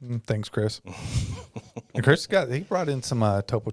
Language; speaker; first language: English; native; English